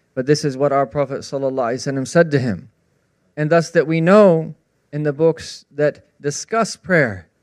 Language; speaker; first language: English; native; English